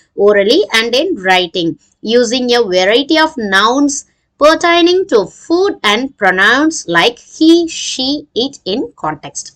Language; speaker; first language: English; non-native, local second language; Tamil